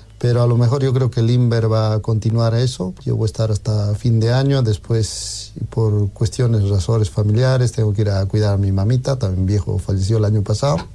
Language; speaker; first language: Spanish; native; Spanish